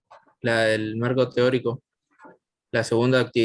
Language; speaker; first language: Spanish; native; Spanish